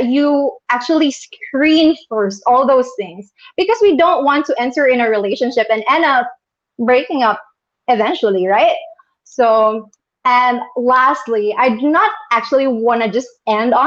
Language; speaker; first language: English; non-native, local second language; Bikol